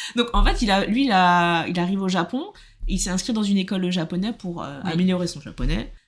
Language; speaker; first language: French; native; French